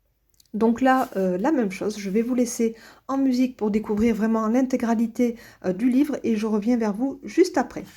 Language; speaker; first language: French; native; French